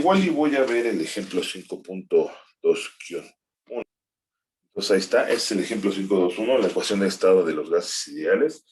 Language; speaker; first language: Spanish; native; Spanish